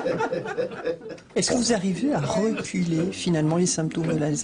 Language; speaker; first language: French; native; French